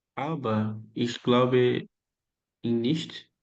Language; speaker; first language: German; non-native, learner; Portuguese